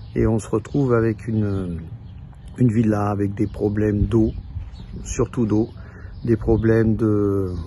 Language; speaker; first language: French; native; French